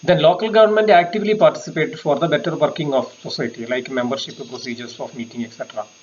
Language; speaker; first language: English; non-native, local second language; Malayalam